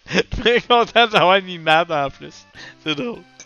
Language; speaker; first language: French; native; French